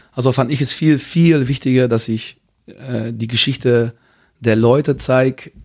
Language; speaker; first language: German; non-native, fluent; Dutch